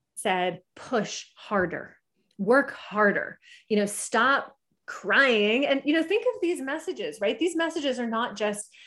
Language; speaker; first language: English; native; English